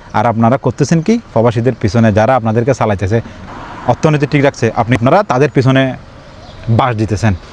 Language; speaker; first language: Bangla; native; Bangla